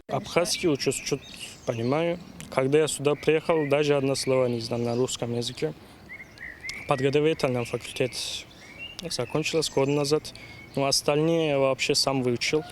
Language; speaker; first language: Russian; non-native, learner; Turkish